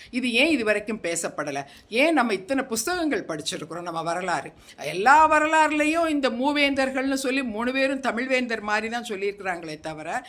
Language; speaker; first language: Tamil; non-native, local second language; Telugu